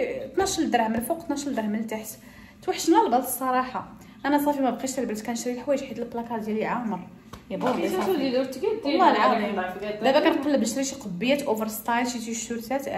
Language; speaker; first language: Arabic; native; Arabic